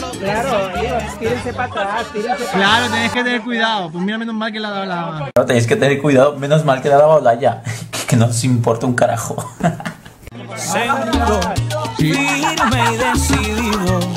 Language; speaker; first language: Spanish; native; Spanish